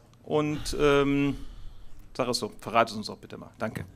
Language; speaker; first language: German; native; German